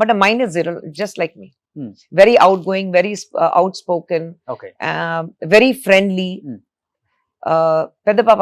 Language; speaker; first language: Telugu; non-native, local second language; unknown